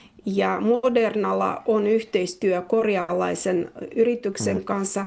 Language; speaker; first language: Finnish; non-native, fluent; Russian